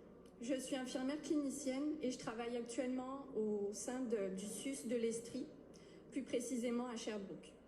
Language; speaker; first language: French; native; French